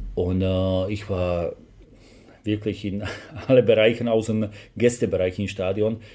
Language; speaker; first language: German; non-native, fluent; Slovak